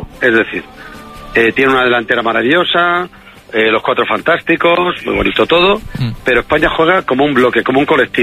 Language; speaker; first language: Spanish; native; Spanish